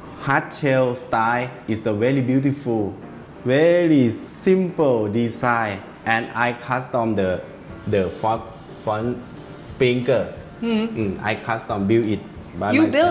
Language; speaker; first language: English; non-native, learner; Thai